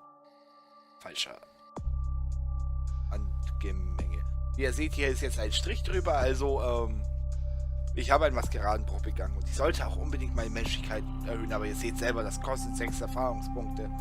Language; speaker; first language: German; native; German